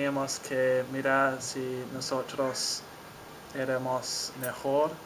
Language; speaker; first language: Spanish; non-native, learner; English